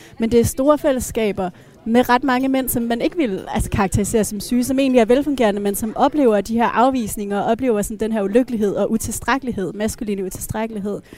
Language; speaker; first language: Danish; native; Danish